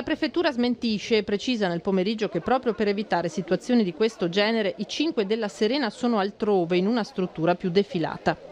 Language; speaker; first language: Italian; native; Italian